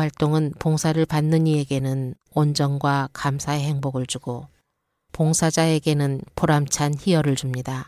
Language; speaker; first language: Korean; native; Korean